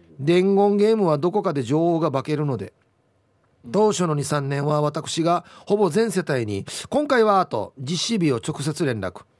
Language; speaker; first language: Japanese; native; Japanese